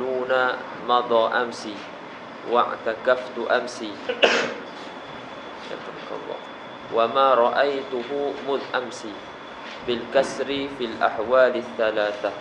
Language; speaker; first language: Arabic; non-native, fluent; Malay